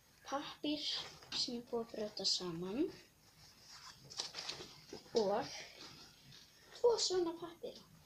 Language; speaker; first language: Icelandic; non-native, local second language; Portuguese